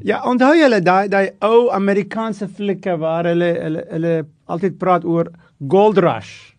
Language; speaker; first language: Afrikaans; non-native, local second language; English